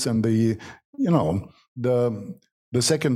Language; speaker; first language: English; non-native, fluent; German